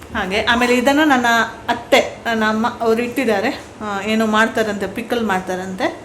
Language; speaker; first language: Kannada; non-native, local second language; Konkani